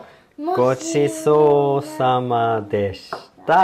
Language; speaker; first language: Japanese; non-native, learner; Swedish